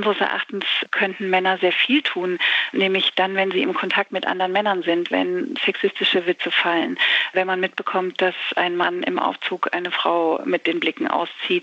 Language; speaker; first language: German; native; German